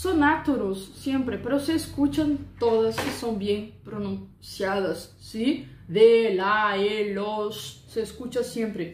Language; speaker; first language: Spanish; non-native, fluent; Portuguese